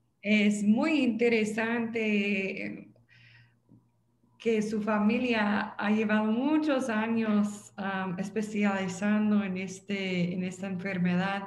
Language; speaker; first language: Spanish; non-native, fluent; English